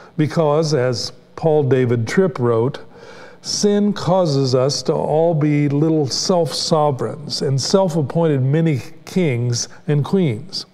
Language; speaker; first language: English; native; English